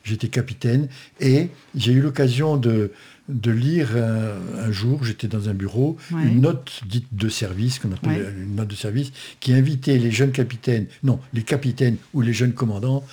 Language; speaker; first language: French; native; French